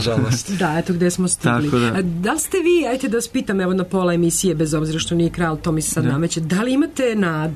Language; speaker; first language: Serbian; native; Serbian